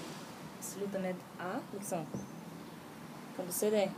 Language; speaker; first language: Norwegian; non-native, learner; Portuguese